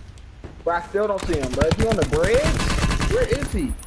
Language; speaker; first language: English; native; English